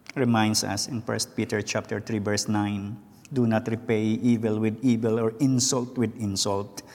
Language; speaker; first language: English; non-native, local second language; Filipino